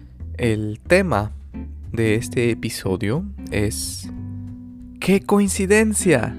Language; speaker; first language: Spanish; early bilingual, other home language; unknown